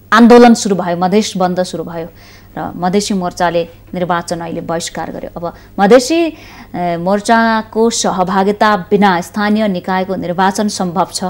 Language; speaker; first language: Nepali; native; Nepali